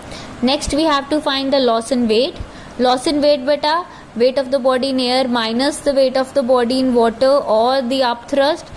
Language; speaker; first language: English; non-native, local second language; Hindi